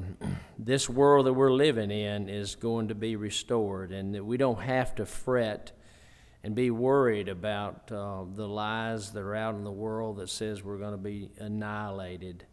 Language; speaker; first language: English; native; English